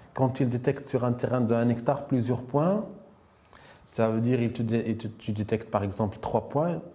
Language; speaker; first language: French; non-native, local second language; Arabic